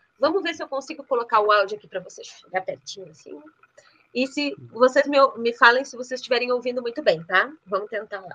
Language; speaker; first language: Portuguese; native; Portuguese